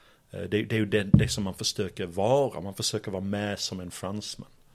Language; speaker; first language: Swedish; non-native, fluent; English